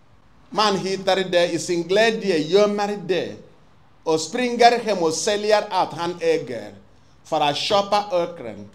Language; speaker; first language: Swedish; non-native, fluent; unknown